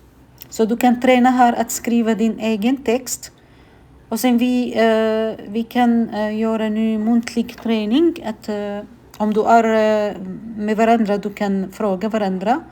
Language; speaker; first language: Swedish; non-native, fluent; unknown